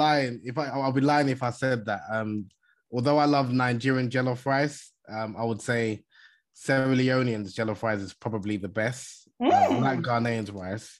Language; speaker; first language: English; native; English